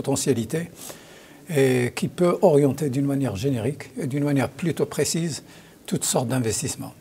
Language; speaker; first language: French; non-native, local second language; Arabic